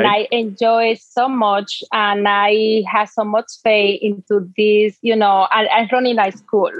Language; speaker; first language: English; non-native, fluent; Spanish